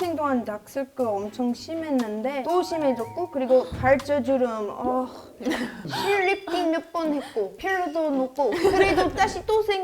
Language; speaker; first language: Korean; non-native, learner; English